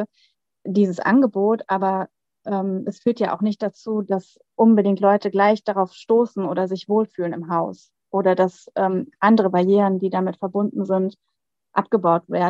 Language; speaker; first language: German; native; German